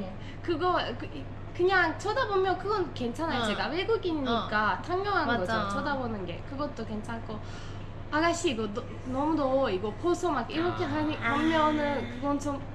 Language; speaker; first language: Korean; non-native, fluent; Turkish